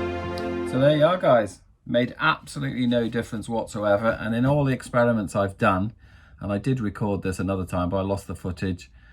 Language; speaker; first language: English; native; English